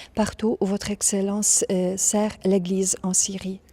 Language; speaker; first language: French; non-native, fluent; Polish